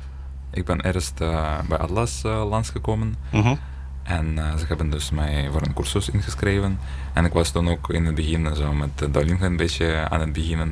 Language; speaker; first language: Dutch; non-native, learner; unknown